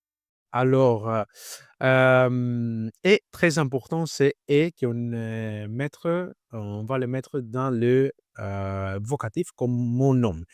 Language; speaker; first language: French; non-native, learner; Greek